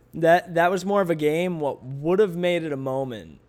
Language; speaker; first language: English; native; English